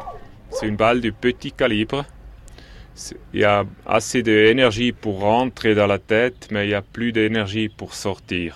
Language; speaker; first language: French; non-native, local second language; German